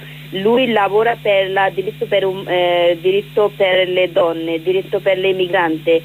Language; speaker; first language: Italian; non-native, learner; Bangla